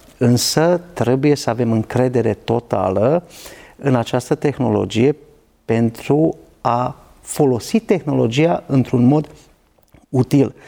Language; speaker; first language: Romanian; non-native, local second language; Hungarian